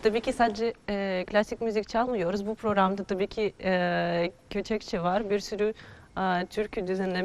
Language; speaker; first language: Turkish; non-native, fluent; Russian